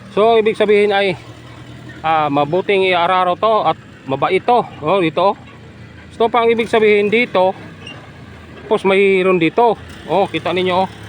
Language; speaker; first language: Filipino; non-native, local second language; Hiligaynon